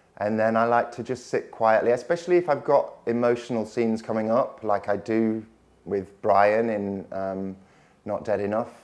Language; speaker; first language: English; native; English